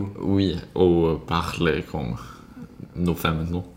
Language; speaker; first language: French; non-native, learner; Swedish